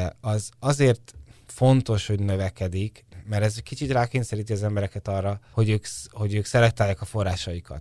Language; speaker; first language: Hungarian; native; Hungarian